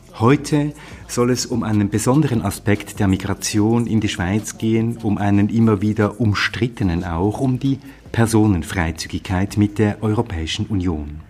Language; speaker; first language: German; native; German